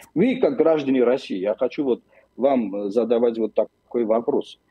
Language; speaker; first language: Russian; non-native, local second language; Armenian